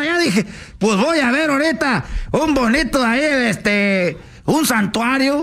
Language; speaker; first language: Spanish; native; Spanish